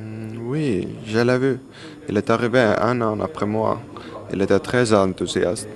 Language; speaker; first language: French; non-native, learner; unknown